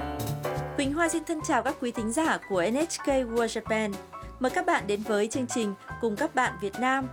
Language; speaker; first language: Vietnamese; native; Vietnamese